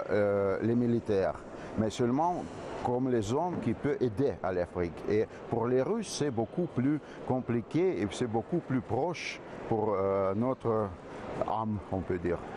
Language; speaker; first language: French; non-native, fluent; Russian